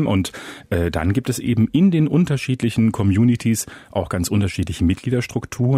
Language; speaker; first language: German; native; German